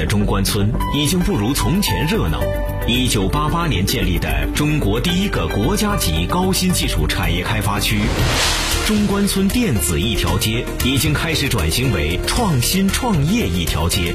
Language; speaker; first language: Chinese; native; Chinese